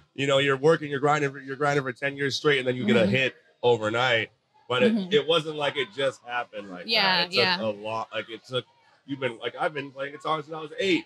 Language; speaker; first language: English; native; English